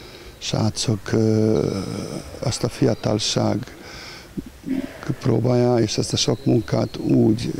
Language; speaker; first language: Hungarian; non-native, fluent; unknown